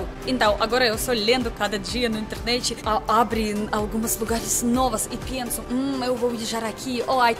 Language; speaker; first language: Portuguese; non-native, learner; Russian